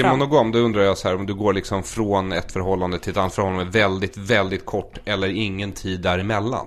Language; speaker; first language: Swedish; native; Swedish